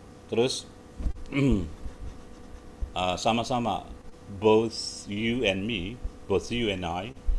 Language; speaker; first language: English; non-native, fluent; Indonesian